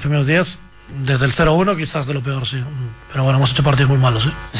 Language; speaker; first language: Spanish; native; Spanish